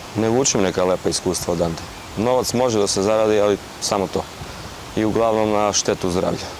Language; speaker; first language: Serbian; native; Serbian